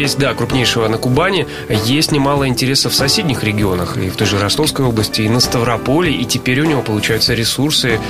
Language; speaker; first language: Russian; native; Russian